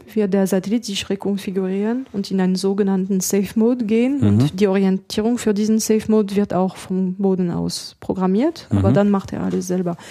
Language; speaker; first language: German; non-native, fluent; French